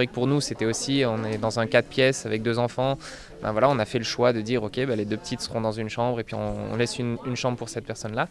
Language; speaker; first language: French; native; French